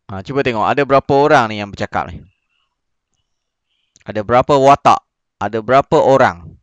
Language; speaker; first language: Malay; native; Malay